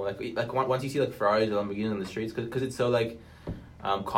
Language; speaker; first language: English; non-native, local second language; Hebrew